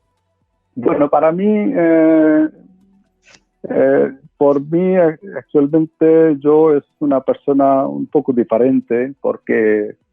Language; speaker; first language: Spanish; non-native, fluent; Bangla